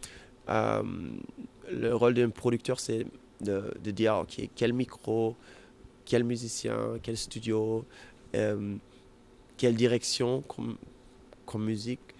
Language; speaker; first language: French; non-native, fluent; German